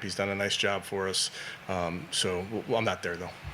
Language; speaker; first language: English; native; English